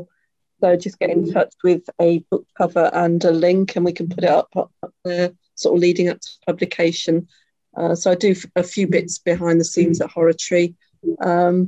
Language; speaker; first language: English; native; English